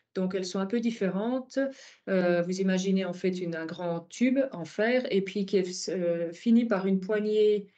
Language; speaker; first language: French; native; French